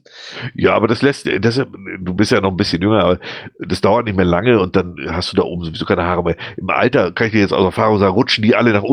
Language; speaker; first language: German; native; German